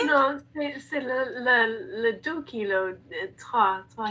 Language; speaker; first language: French; non-native, learner; Spanish